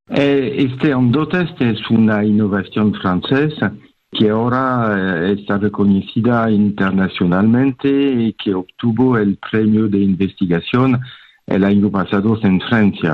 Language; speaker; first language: Spanish; non-native, fluent; French